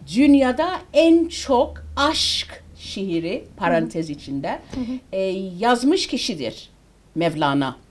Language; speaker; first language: Turkish; early bilingual, heritage; Turkish